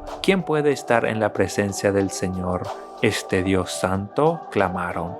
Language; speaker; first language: Spanish; native; Spanish